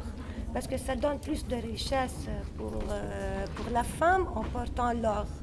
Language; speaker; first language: French; non-native, fluent; Arabic